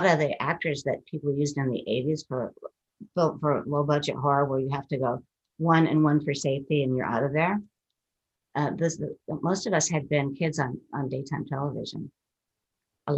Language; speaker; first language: English; native; English